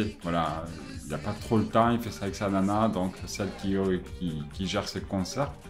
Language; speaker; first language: French; native; French